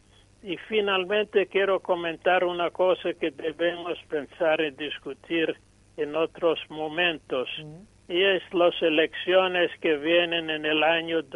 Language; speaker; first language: Spanish; non-native, fluent; English